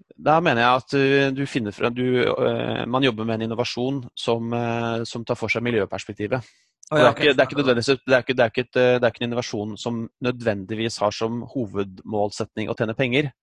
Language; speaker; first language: Norwegian; native; Norwegian